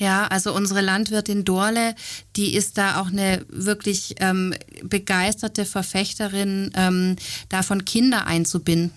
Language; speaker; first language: German; native; German